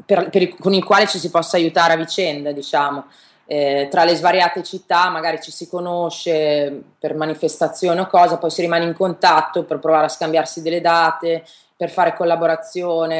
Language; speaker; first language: Italian; native; Italian